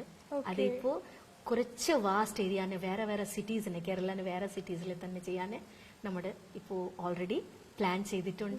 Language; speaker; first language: Malayalam; non-native, local second language; Bangla